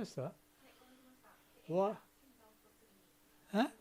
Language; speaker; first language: Japanese; non-native, fluent; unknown